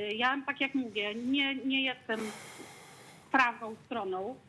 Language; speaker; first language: Polish; native; Polish